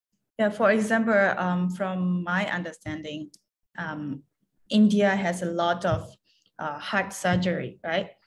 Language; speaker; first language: English; non-native, fluent; Khmer